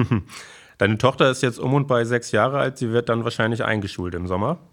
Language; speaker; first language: German; native; German